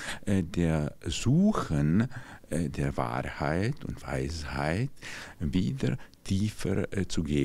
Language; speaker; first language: German; non-native, fluent; Czech